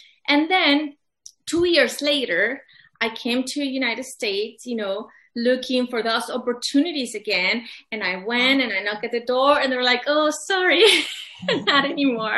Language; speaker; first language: English; non-native, fluent; Spanish